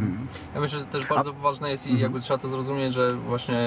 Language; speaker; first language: Polish; native; Polish